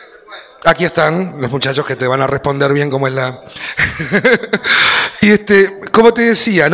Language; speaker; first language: Spanish; native; Spanish